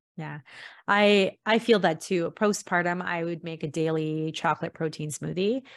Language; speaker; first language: English; early bilingual, other home language; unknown